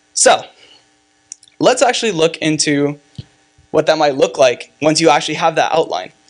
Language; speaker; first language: English; native; English